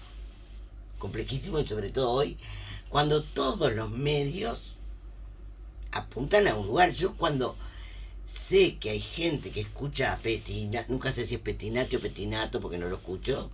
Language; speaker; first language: Spanish; native; Spanish